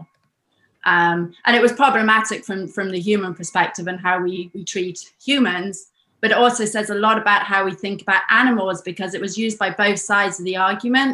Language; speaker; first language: English; native; English